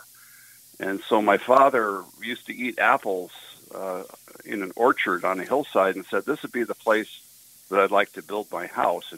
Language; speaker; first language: English; native; English